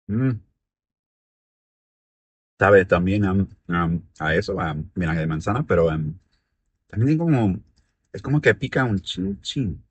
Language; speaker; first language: Spanish; early bilingual, heritage; Spanish